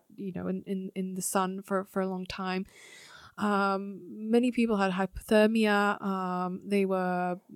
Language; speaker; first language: English; non-native, fluent; Slovak